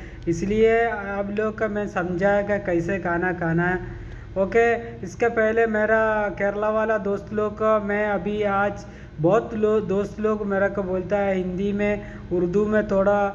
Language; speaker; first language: Hindi; non-native, local second language; Malayalam